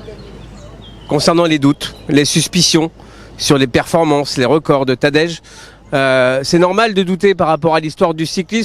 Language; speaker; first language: French; native; French